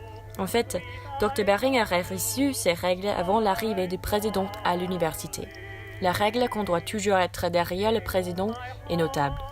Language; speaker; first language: French; non-native, fluent; English